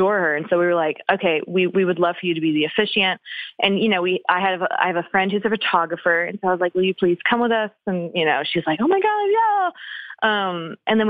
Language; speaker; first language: English; native; English